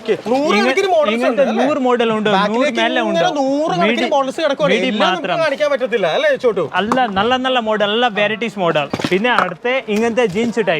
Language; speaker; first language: Malayalam; non-native, local second language; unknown